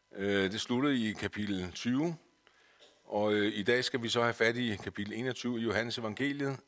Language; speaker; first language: Danish; native; Danish